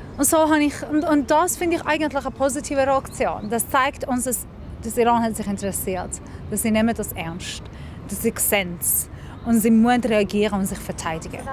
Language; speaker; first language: German; non-native, fluent; Persian